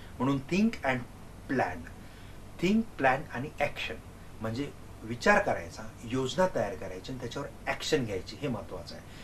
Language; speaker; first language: Marathi; non-native, local second language; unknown